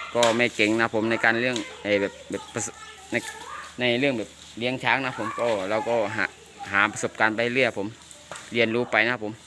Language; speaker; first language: Thai; non-native, local second language; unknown